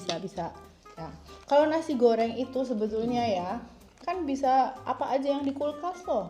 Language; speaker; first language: Indonesian; native; Indonesian